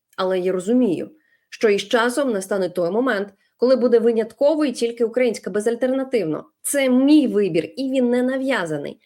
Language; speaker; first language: Ukrainian; non-native, local second language; Russian